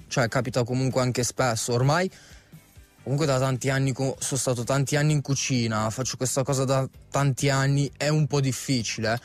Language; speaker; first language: Italian; early bilingual, other home language; Romanian